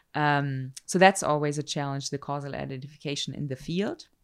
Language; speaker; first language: English; non-native, fluent; German